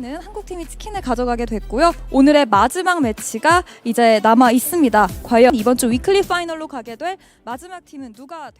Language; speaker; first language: Korean; native; Korean